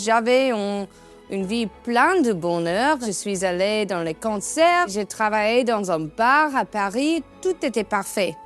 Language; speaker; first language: French; non-native, learner; English